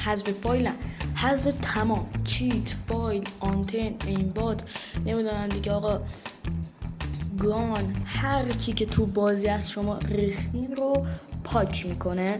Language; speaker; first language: Persian; native; Persian